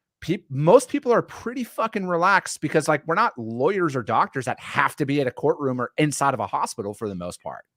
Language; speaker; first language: English; native; English